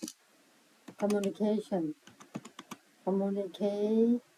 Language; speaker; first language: English; non-native, learner; Thai